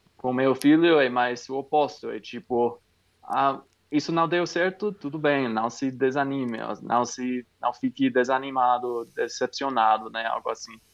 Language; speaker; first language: Portuguese; non-native, fluent; English